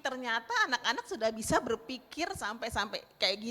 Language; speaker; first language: Indonesian; native; Indonesian